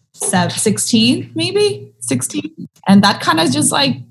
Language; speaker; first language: English; early bilingual, other home language; Thai